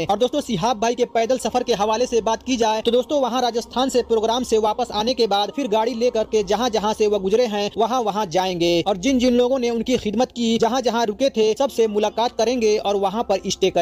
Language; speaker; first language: Hindi; native; Hindi